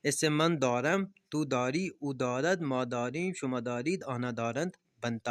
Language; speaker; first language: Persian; non-native, fluent; Urdu